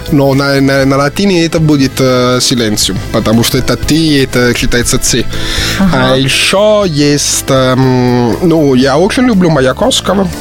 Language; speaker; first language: Russian; non-native, fluent; Italian